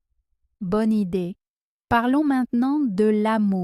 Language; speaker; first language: French; native; French